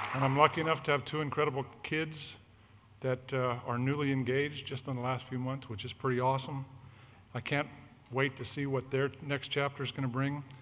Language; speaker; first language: English; native; English